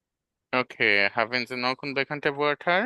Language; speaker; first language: German; non-native, fluent; Bangla